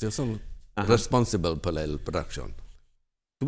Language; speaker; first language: Spanish; non-native, learner; English